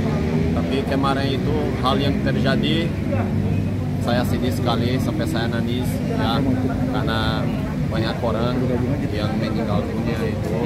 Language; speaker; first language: Indonesian; non-native, fluent; Portuguese